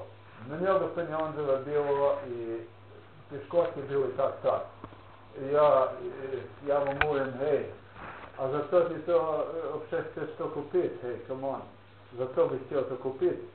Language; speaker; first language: Polish; non-native, learner; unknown